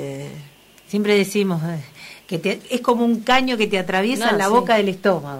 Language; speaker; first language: Spanish; native; Spanish